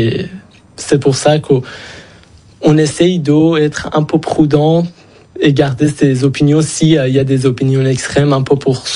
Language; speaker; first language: French; non-native, fluent; Persian